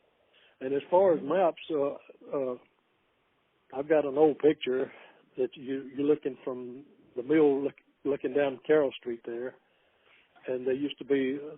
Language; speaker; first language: English; native; English